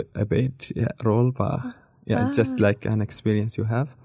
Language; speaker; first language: English; non-native, learner; Arabic